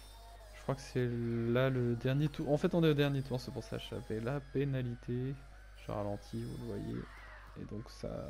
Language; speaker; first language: French; native; French